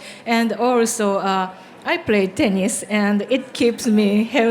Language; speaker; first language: English; non-native, learner; Japanese